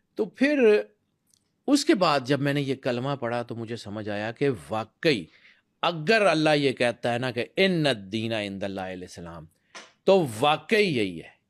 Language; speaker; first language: Urdu; non-native, local second language; Punjabi